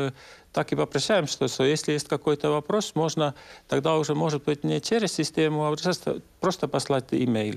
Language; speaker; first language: Russian; non-native, local second language; Estonian